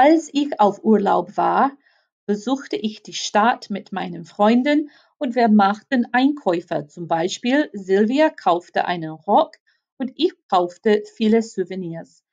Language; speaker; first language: German; non-native, fluent; English